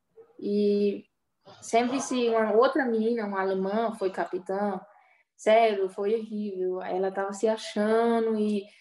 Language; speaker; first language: Portuguese; early bilingual, heritage; Portuguese